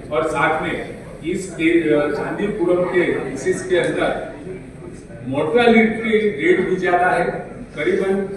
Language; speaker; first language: Hindi; non-native, local second language; Gujarati